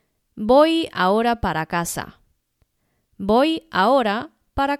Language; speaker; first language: Spanish; non-native, fluent; Chinese